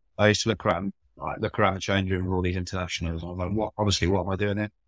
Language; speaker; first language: English; native; English